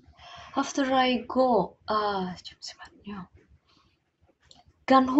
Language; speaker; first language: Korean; non-native, learner; English